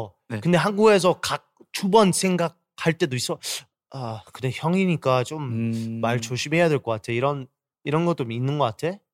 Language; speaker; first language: Korean; early bilingual, heritage; English